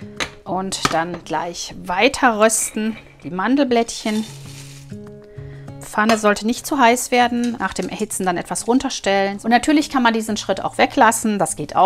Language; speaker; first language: German; native; German